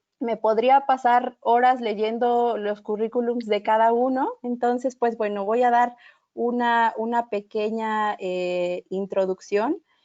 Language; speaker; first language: Spanish; native; Spanish